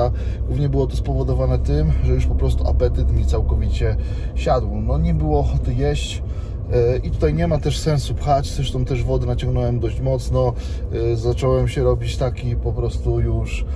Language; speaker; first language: Polish; native; Polish